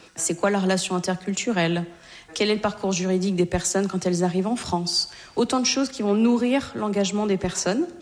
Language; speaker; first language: French; native; French